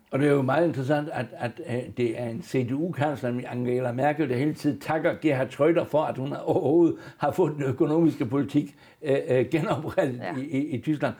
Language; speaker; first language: Danish; native; Danish